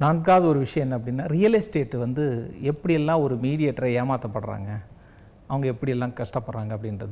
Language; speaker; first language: Tamil; native; Tamil